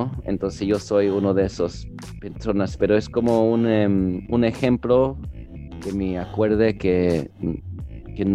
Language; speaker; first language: Spanish; early bilingual, heritage; English